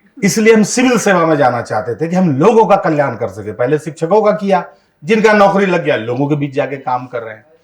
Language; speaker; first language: Hindi; native; Hindi